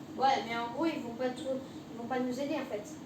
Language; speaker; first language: French; native; French